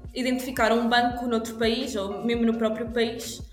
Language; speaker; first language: Portuguese; native; Portuguese